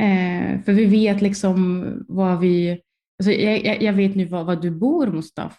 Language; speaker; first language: Swedish; non-native, fluent; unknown